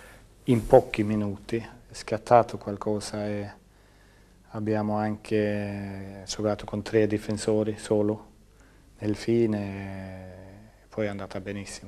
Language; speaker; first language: Italian; non-native, fluent; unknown